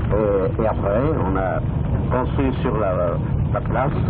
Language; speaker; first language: French; non-native, fluent; Chinese